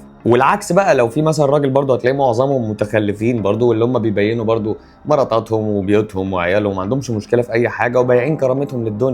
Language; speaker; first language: Arabic; native; Arabic